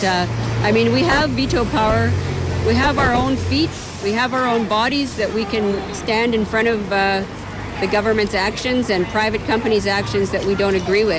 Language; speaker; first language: English; native; English